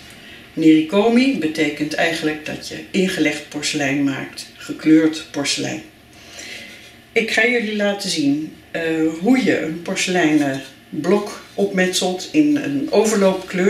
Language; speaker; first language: Dutch; native; Dutch